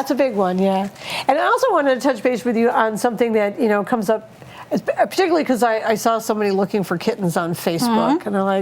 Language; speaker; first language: English; native; English